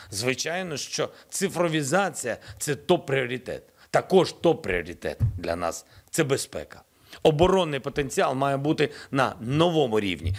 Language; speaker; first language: Ukrainian; non-native, local second language; Russian